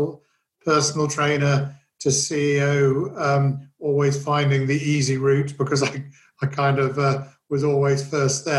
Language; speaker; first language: English; native; English